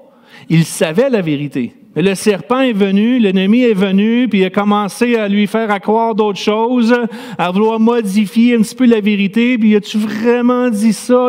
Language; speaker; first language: French; native; French